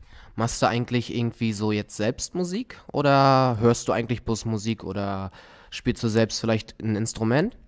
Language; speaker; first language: German; native; German